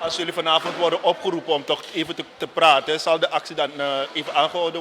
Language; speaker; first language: Dutch; native; Dutch